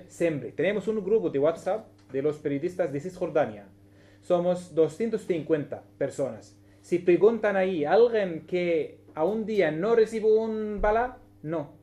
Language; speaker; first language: Spanish; non-native, learner; Arabic